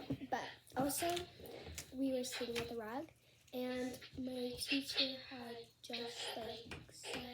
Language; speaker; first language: English; native; English